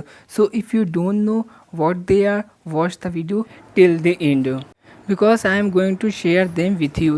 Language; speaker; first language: English; non-native, local second language; Hindi